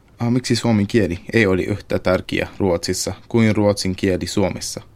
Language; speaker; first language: Finnish; non-native, learner; Arabic